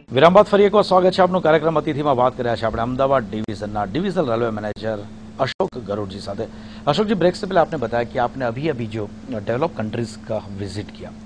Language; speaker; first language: Hindi; non-native, local second language; Gujarati